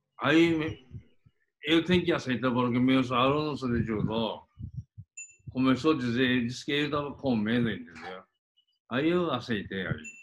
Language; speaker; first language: Portuguese; non-native, fluent; Japanese